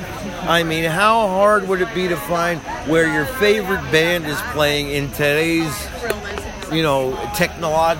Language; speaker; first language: English; native; English